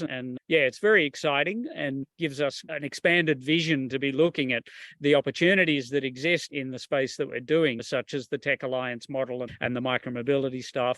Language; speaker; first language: English; native; English